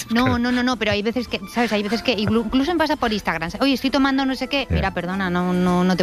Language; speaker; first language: Spanish; native; Spanish